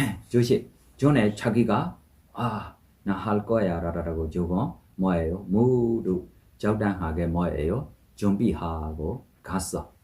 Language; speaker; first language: Korean; non-native, fluent; Burmese